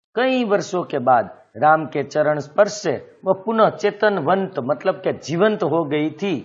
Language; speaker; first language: Hindi; non-native, local second language; Gujarati